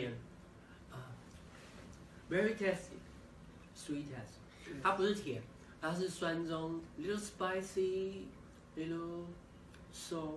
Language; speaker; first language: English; non-native, learner; Chinese